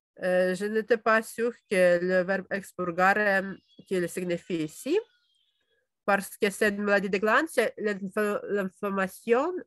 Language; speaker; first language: French; non-native, fluent; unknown